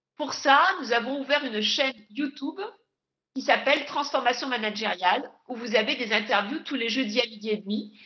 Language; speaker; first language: French; native; French